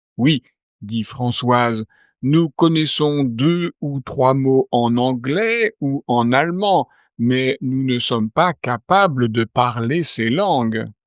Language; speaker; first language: French; native; French